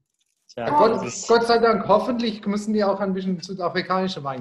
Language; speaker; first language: German; non-native, fluent; Afrikaans